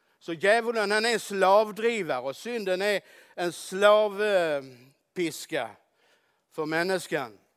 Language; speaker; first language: Swedish; native; Swedish